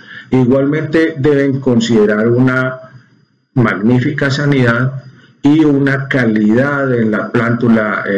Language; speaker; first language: Spanish; native; Spanish